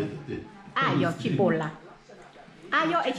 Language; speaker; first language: Italian; non-native, learner; Thai